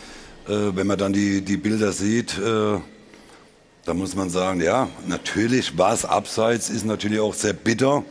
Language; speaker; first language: German; native; German